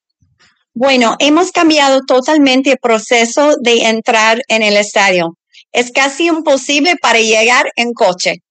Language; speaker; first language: Spanish; early bilingual, other home language; English